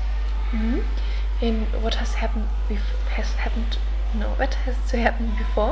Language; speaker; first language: English; non-native, fluent; German